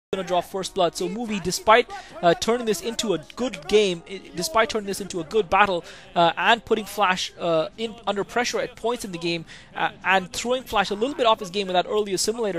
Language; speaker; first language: English; native; English